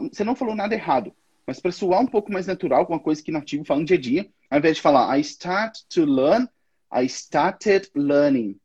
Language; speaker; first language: Portuguese; native; Portuguese